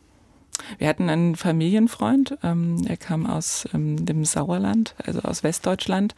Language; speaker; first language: German; native; German